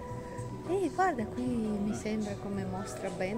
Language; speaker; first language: Italian; non-native, learner; Russian